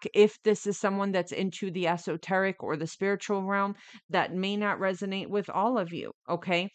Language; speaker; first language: English; native; English